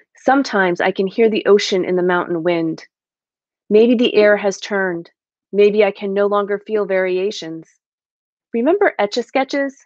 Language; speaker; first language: English; native; English